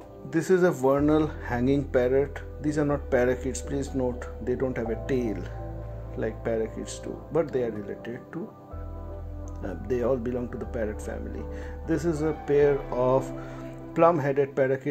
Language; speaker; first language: English; non-native, local second language; Hindi